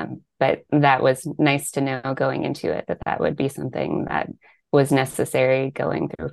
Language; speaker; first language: English; native; English